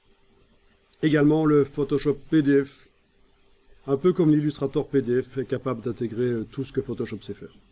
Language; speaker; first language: French; native; French